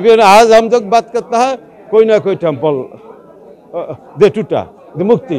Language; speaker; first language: Hindi; non-native, learner; Bangla